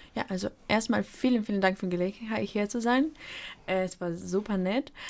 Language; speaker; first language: German; non-native, fluent; Ukrainian